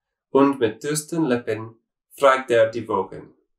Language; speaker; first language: German; non-native, learner; English